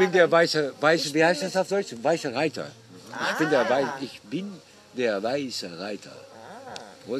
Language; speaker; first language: German; non-native, fluent; Dutch